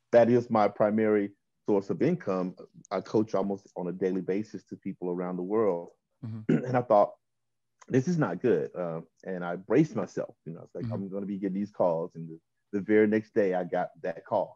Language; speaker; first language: English; native; English